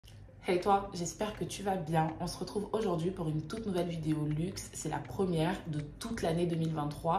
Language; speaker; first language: French; native; French